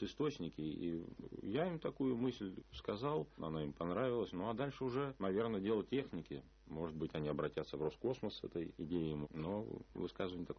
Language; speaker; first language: Russian; native; Russian